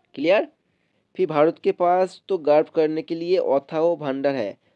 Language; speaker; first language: Hindi; non-native, local second language; Bangla